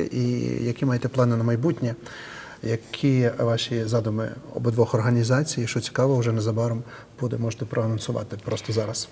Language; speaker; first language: Ukrainian; native; Ukrainian